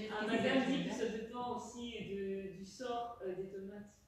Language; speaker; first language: French; non-native, fluent; Russian